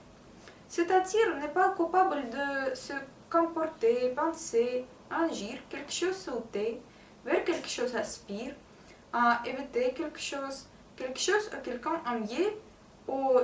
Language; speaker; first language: French; non-native, learner; Russian